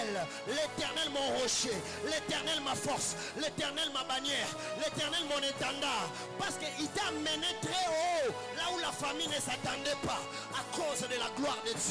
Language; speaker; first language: French; non-native, local second language; Lingala